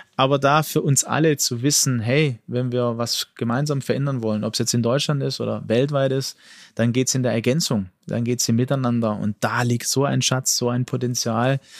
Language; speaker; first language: German; early bilingual, other home language; Greek